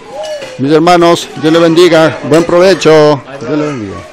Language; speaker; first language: Spanish; native; Spanish